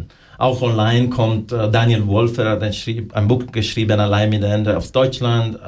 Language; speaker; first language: German; non-native, learner; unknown